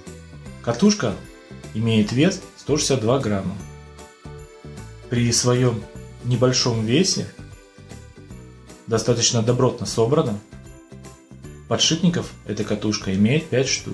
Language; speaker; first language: Russian; native; Russian